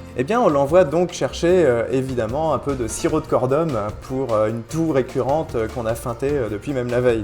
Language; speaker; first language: French; native; French